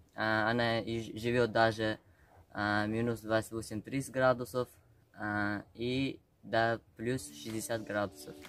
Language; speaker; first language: Russian; non-native, local second language; Uzbek